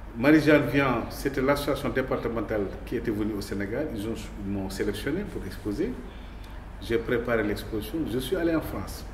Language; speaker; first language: French; non-native, local second language; Wolof